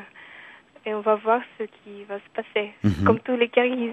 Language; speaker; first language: French; non-native, fluent; Kyrgyz